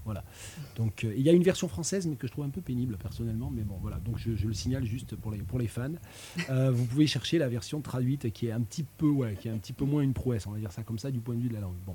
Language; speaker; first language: French; native; French